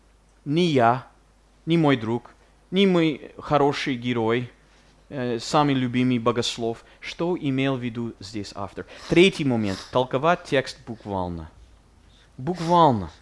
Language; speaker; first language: Russian; non-native, fluent; English